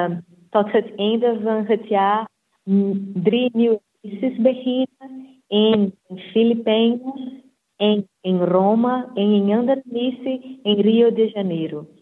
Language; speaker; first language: Dutch; non-native, fluent; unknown